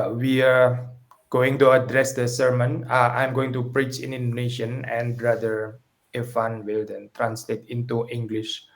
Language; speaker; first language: English; non-native, fluent; Indonesian